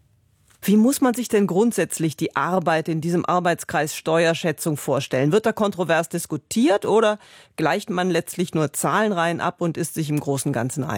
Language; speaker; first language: German; native; German